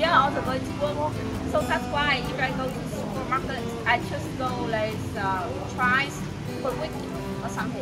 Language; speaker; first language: English; non-native, fluent; Vietnamese